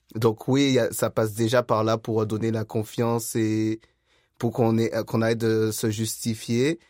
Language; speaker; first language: French; native; French